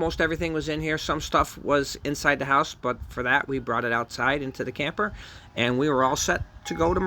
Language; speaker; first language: English; native; English